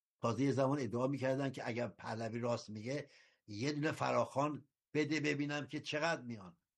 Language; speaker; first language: Persian; native; Persian